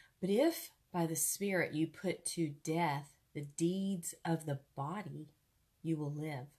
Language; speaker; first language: English; native; English